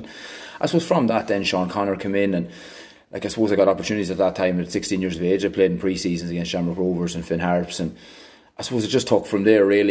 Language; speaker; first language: English; native; English